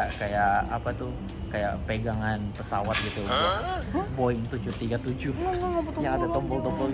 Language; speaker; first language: Indonesian; native; Indonesian